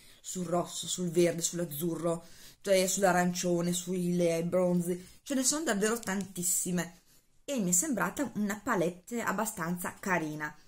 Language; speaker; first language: Italian; native; Italian